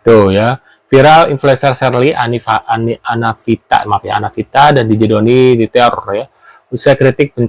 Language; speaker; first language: Indonesian; native; Indonesian